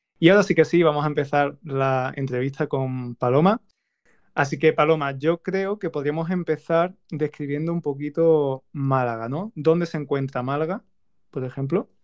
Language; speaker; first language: Spanish; native; Spanish